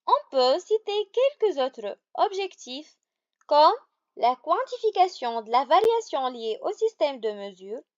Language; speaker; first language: French; non-native, local second language; Arabic